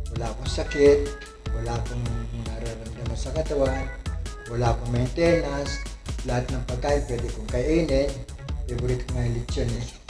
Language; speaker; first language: Filipino; native; Filipino